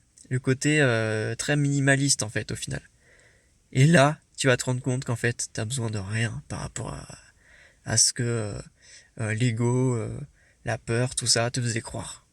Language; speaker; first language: French; native; French